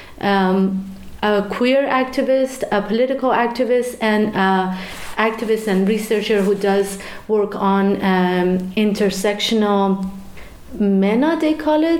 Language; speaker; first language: English; non-native, fluent; Persian